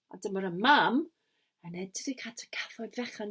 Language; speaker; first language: Welsh; non-native, fluent; English